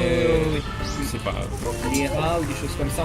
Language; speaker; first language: French; native; French